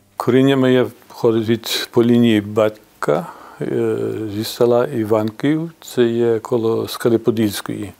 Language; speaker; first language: Ukrainian; early bilingual, heritage; Ukrainian